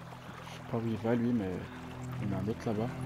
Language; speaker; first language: French; native; French